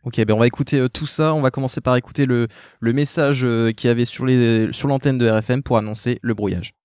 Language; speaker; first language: French; native; French